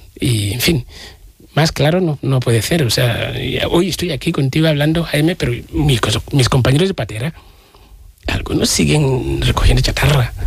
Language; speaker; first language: Spanish; non-native, fluent; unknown